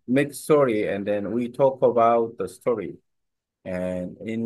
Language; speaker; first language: English; non-native, learner; Korean